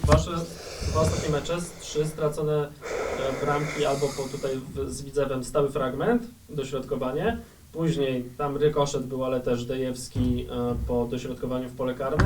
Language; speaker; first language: Polish; native; Polish